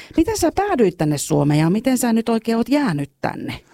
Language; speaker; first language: Finnish; native; Finnish